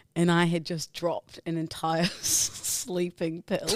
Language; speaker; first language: English; native; English